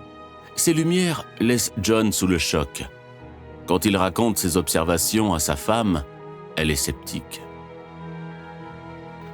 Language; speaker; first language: French; native; French